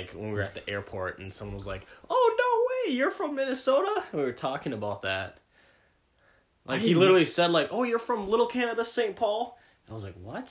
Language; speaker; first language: English; native; English